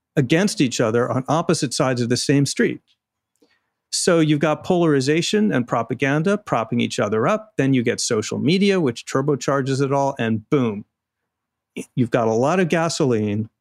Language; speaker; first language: English; native; English